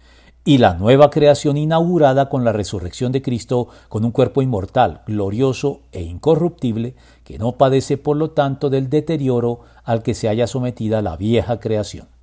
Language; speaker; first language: Spanish; native; Spanish